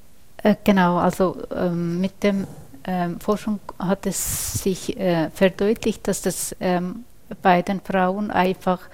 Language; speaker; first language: German; non-native, fluent; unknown